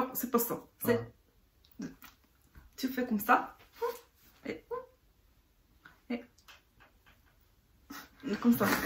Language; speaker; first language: French; non-native, learner; Korean